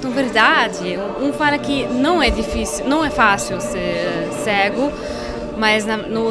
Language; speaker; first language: Portuguese; non-native, fluent; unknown